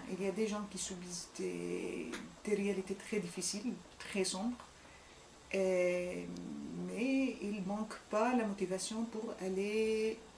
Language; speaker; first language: French; non-native, fluent; Arabic